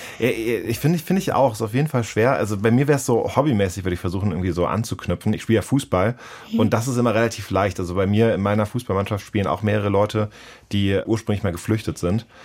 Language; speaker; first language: German; native; German